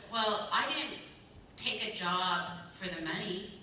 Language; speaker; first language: English; early bilingual, other home language; Korean